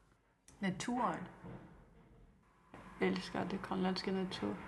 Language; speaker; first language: Danish; non-native, local second language; Kalaallisut